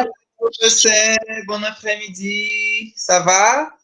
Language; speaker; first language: French; non-native, learner; Portuguese